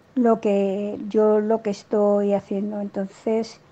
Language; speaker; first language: Spanish; native; Spanish